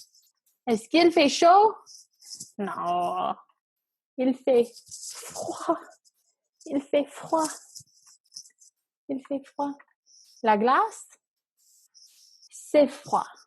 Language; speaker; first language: French; non-native, fluent; English